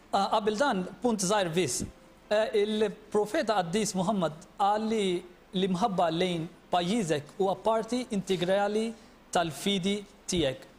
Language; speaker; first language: Maltese; non-native, fluent; Urdu